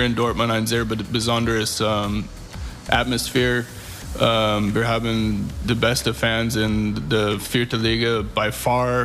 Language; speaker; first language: German; non-native, learner; English